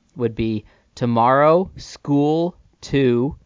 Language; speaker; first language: English; native; English